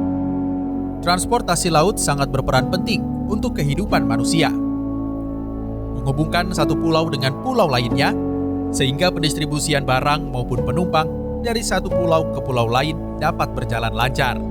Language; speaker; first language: Indonesian; native; Indonesian